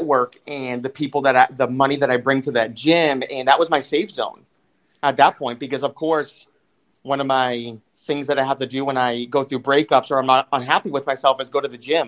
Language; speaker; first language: English; native; English